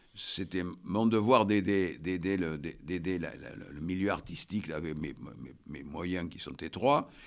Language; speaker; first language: French; native; French